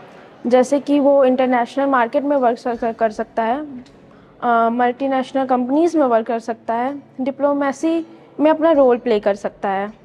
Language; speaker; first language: Hindi; native; Hindi